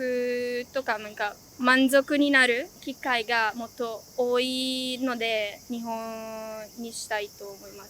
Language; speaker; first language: Japanese; non-native, fluent; Italian